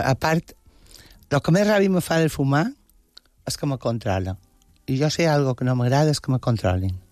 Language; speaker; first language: Catalan; non-native, local second language; Spanish